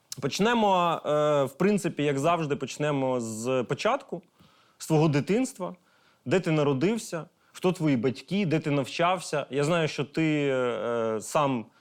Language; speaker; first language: Ukrainian; non-native, local second language; Russian